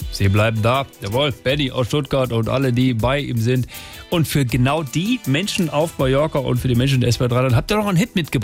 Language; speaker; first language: German; native; German